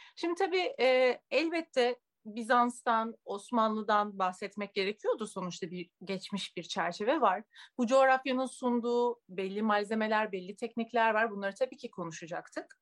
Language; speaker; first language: Turkish; native; Turkish